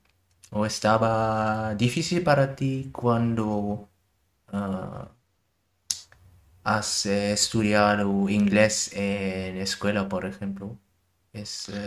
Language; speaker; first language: Spanish; non-native, learner; German